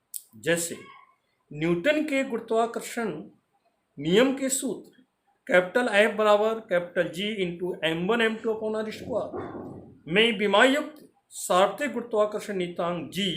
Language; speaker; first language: Hindi; native; Hindi